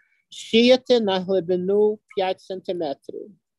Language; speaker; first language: Ukrainian; native; Ukrainian